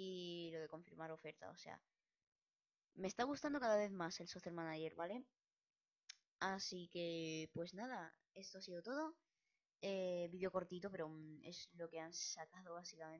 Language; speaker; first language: Spanish; native; Spanish